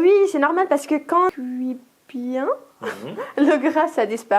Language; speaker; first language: French; non-native, local second language; Arabic